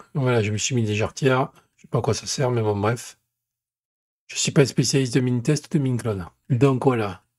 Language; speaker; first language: French; native; French